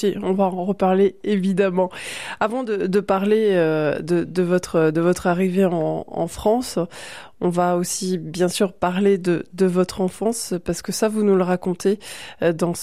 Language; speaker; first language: French; native; French